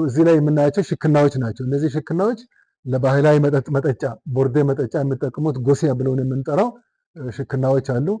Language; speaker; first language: Amharic; non-native, local second language; Wolaytta